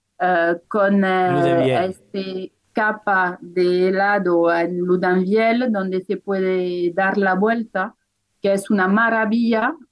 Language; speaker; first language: Spanish; non-native, fluent; French